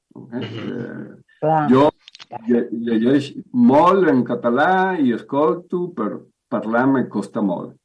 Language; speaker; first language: Catalan; early bilingual, heritage; Spanish